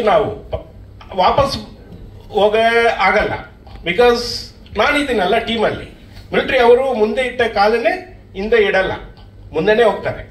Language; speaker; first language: Kannada; non-native, learner; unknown